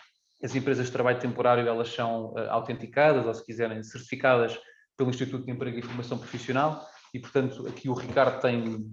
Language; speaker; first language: Portuguese; native; Portuguese